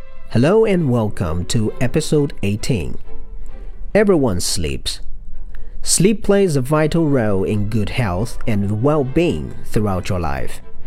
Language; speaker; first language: English; non-native, fluent; Chinese